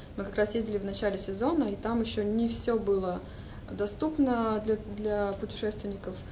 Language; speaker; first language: Russian; native; Russian